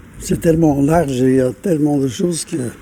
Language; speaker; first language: French; non-native, local second language; Dutch